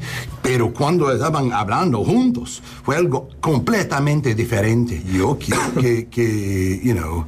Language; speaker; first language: Spanish; non-native, learner; English